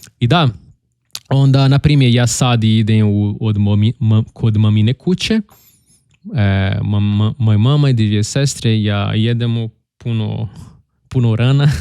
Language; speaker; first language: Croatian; non-native, learner; Portuguese